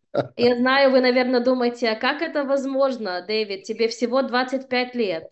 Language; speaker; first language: Russian; early bilingual, heritage; Russian